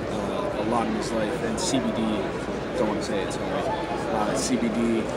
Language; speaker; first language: English; native; English